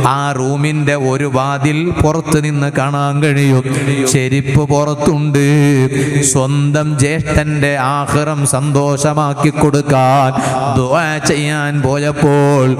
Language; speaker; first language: Malayalam; non-native, local second language; Kannada